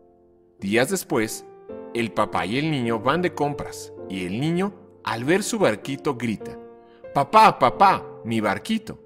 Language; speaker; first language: Spanish; native; Spanish